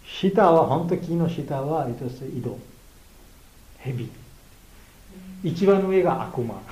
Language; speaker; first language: Japanese; non-native, learner; Bangla